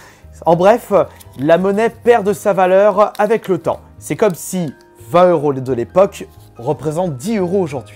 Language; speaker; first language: French; native; French